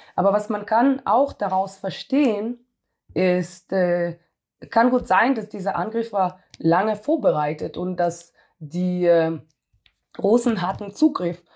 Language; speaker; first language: German; non-native, fluent; Hebrew